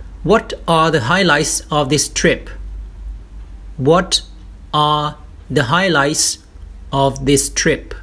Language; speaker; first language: English; non-native, fluent; Thai